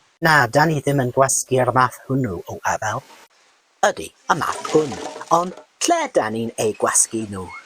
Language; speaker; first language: Welsh; non-native, learner; English